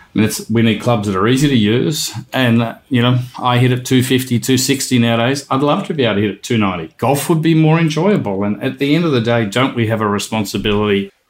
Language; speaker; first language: English; native; English